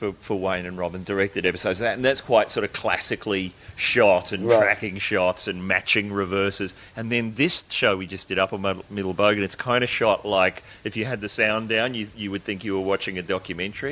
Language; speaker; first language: English; native; English